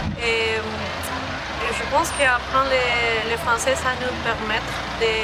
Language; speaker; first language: French; non-native, fluent; Spanish